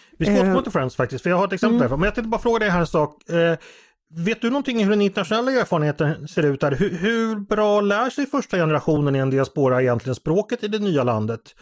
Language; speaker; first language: Swedish; native; Swedish